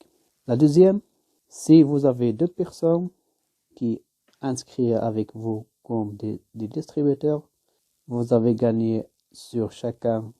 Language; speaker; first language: French; non-native, learner; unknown